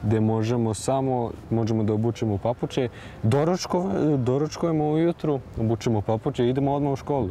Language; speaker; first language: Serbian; early bilingual, heritage; German